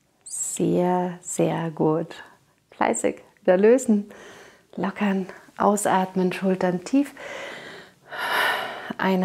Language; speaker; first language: German; native; German